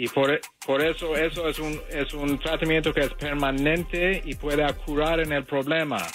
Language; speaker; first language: Spanish; early bilingual, heritage; English